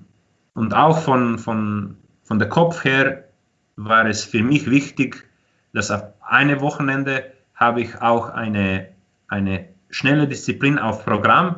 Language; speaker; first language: German; non-native, fluent; Croatian